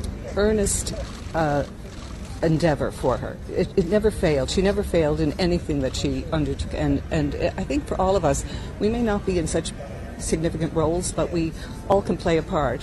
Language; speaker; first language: English; native; English